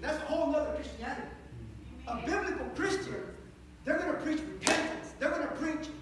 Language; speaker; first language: English; early bilingual, other home language; Spanish